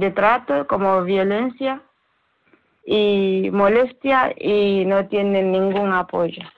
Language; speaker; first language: Spanish; non-native, learner; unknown